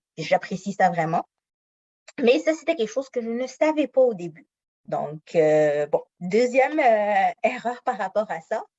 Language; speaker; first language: French; non-native, local second language; Arabic